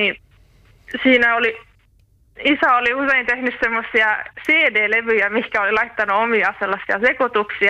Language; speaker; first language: Finnish; native; Finnish